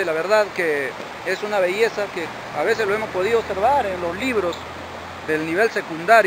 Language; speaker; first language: Spanish; native; Spanish